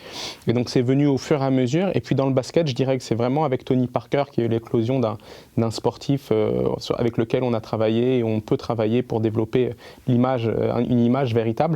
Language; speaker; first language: French; native; French